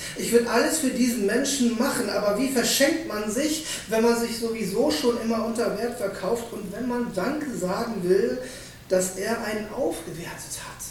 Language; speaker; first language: German; native; German